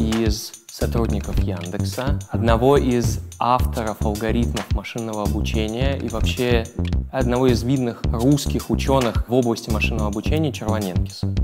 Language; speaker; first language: Russian; native; Russian